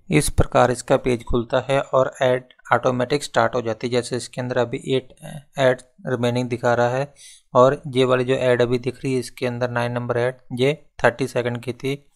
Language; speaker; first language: Hindi; non-native, local second language; Punjabi